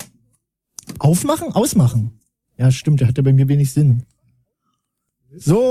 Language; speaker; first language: German; native; German